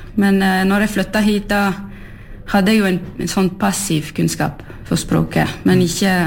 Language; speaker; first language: Norwegian; early bilingual, heritage; French